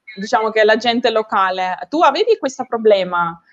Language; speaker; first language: Italian; non-native, learner; Ukrainian